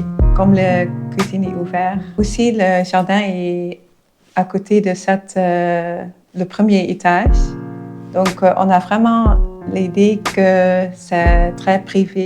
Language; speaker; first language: French; non-native, fluent; Dutch